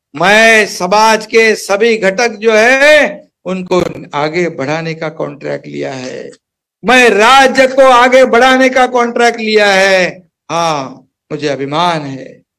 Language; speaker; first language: Hindi; non-native, local second language; Marathi